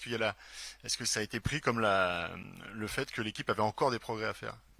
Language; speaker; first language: French; native; French